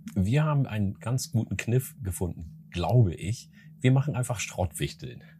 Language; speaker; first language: German; early bilingual, other home language; Oromo